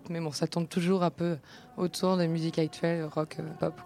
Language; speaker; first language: French; native; French